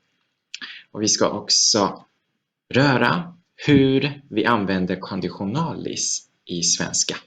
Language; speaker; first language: Swedish; non-native, fluent; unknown